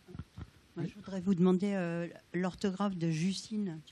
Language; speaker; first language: French; native; French